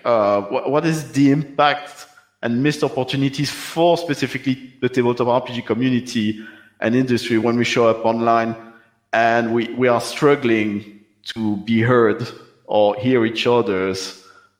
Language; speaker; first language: English; non-native, fluent; French